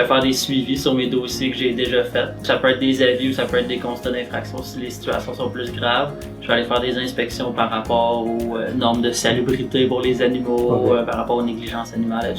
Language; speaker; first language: French; native; French